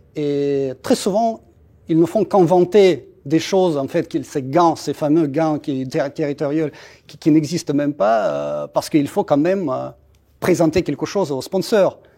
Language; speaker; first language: French; non-native, fluent; Russian